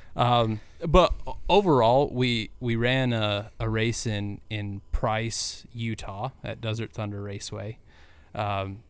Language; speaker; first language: English; native; English